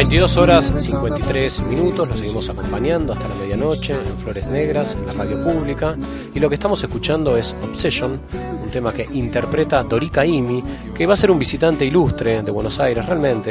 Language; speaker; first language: Spanish; native; Spanish